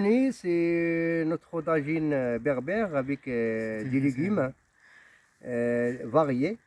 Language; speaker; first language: French; non-native, local second language; Arabic